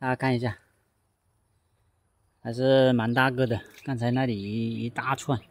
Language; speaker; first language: Chinese; non-native, local second language; Cantonese